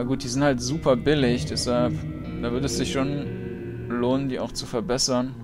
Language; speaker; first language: German; native; German